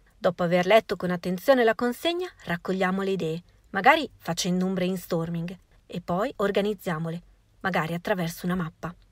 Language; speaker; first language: Italian; native; Italian